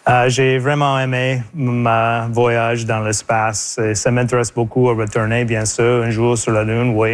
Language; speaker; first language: French; non-native, local second language; English